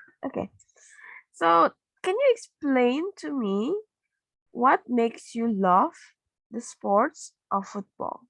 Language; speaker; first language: English; non-native, fluent; Indonesian